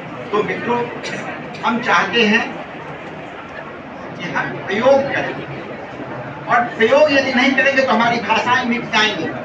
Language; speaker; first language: Hindi; native; Hindi